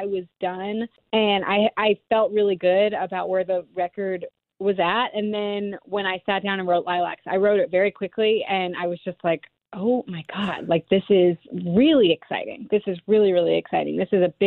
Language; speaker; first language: English; native; English